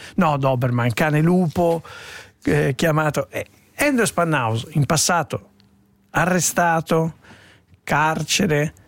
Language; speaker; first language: Italian; native; Italian